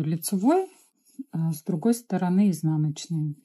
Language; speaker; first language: Russian; native; Russian